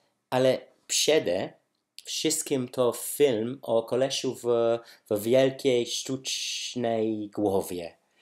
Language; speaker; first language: Polish; non-native, learner; English